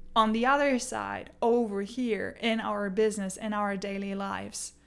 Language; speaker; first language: English; non-native, fluent; German